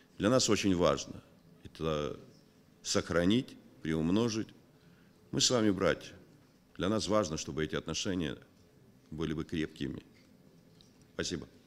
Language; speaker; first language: Russian; non-native, local second language; Abkhazian